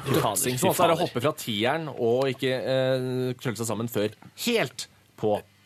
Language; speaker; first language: Norwegian; native; Norwegian